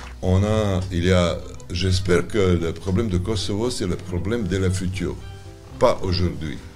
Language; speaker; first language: French; non-native, learner; Serbian